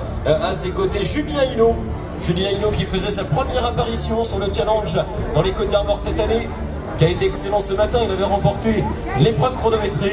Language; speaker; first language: French; native; French